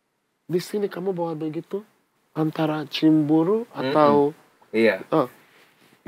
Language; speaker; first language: Indonesian; non-native, fluent; English